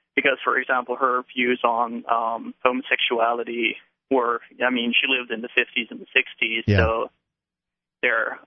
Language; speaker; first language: English; non-native, fluent; Dutch